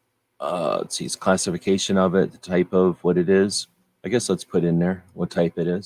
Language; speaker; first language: English; native; English